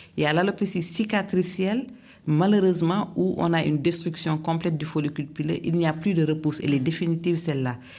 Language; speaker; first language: French; non-native, local second language; Wolof